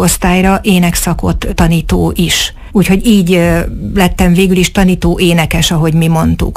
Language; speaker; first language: Hungarian; native; Hungarian